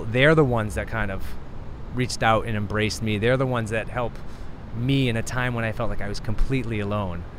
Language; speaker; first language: English; native; English